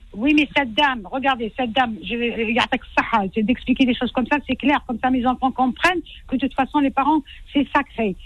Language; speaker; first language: French; non-native, local second language; Arabic